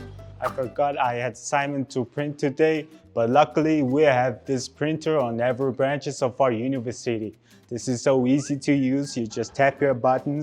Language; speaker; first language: English; non-native, learner; Mongolian